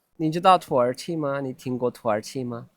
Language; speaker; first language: Chinese; non-native, learner; Turkish